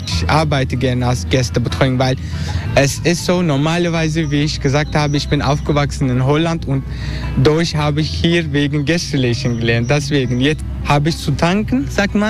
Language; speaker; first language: German; non-native, fluent; Turkish